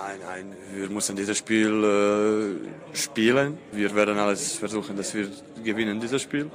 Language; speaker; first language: German; non-native, fluent; Croatian